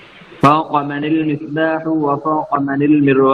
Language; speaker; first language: Arabic; non-native, learner; Bangla